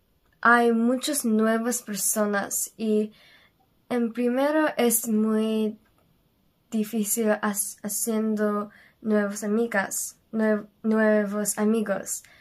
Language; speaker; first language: Spanish; non-native, learner; Korean